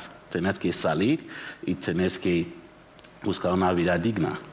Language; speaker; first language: Spanish; non-native, learner; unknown